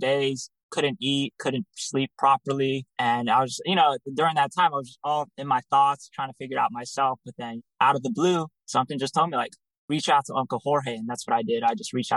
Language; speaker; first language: English; native; English